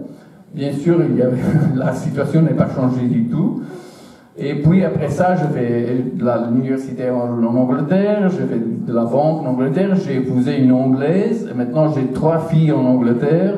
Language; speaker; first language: French; non-native, fluent; Italian